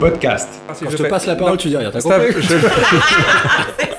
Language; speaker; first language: French; native; French